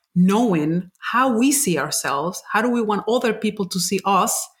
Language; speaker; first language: English; non-native, fluent; Spanish